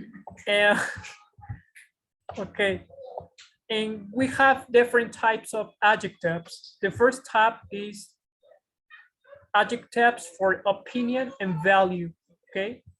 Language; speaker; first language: English; non-native, fluent; Spanish